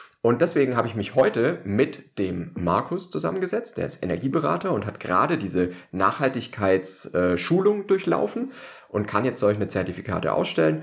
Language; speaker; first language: German; native; German